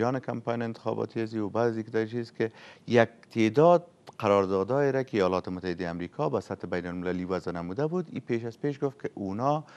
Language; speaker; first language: Persian; native; Persian